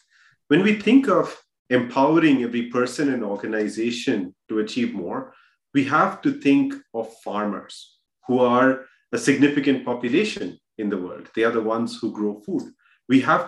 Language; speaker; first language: English; non-native, local second language; Hindi